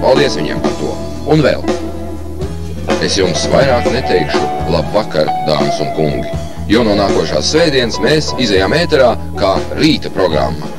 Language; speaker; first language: Latvian; native; Latvian